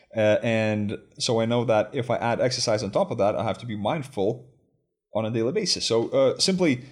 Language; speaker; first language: English; non-native, fluent; Lithuanian